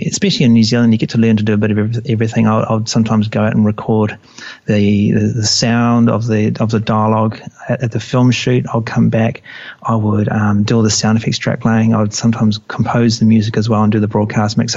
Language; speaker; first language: English; native; English